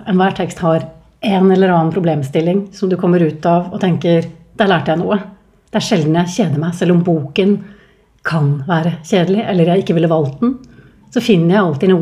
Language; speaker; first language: Norwegian; native; Norwegian